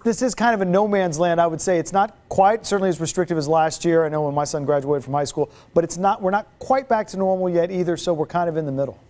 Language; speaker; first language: English; native; English